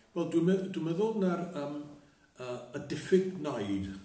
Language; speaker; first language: Welsh; native; Welsh